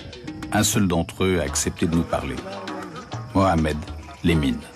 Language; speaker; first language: French; native; French